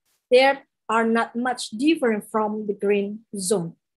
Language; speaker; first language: English; non-native, learner; Indonesian